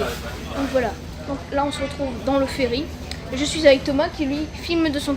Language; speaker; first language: French; native; French